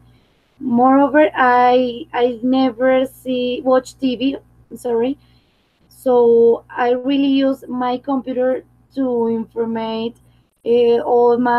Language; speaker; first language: English; non-native, fluent; Spanish